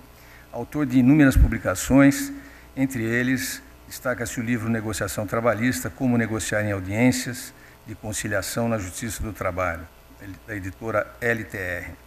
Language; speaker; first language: Portuguese; native; Portuguese